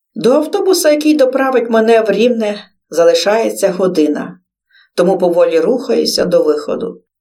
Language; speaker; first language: Ukrainian; native; Ukrainian